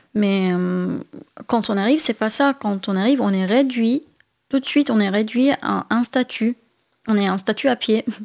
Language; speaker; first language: French; non-native, fluent; Arabic